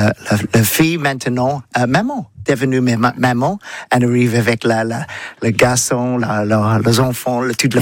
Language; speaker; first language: French; non-native, learner; English